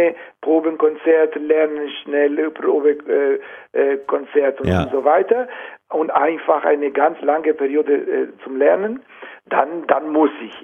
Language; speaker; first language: German; non-native, fluent; Italian